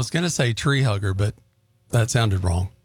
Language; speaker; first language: English; native; English